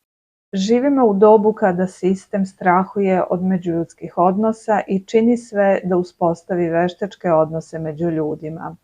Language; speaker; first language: Serbian; native; Serbian